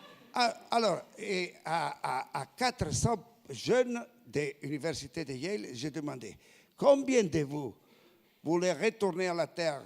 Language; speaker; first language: French; non-native, fluent; Italian